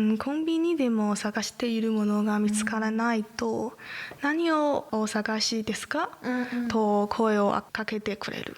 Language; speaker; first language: Japanese; non-native, learner; Chinese